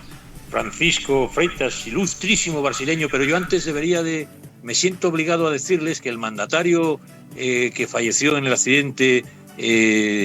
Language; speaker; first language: Spanish; native; Spanish